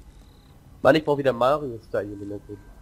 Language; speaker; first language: German; native; German